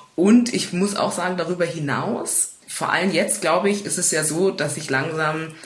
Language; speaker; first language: German; native; German